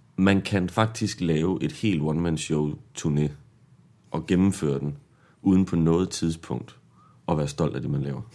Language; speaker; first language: Danish; native; Danish